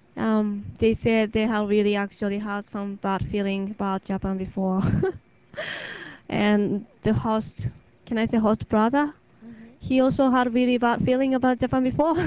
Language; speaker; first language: English; non-native, fluent; Japanese